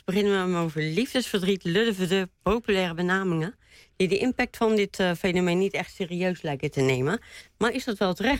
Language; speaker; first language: Dutch; native; Dutch